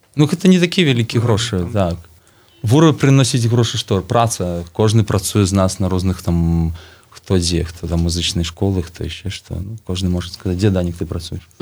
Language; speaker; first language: Belarusian; non-native, local second language; Russian